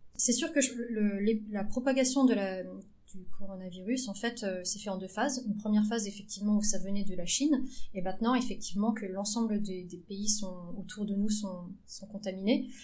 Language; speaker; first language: French; early bilingual, other home language; Vietnamese